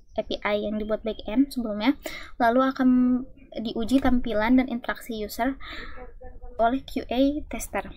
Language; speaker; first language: Indonesian; native; Indonesian